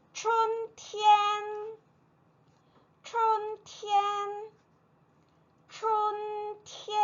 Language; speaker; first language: Chinese; non-native, fluent; Korean